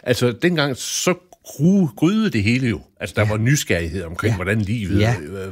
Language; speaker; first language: Danish; native; Danish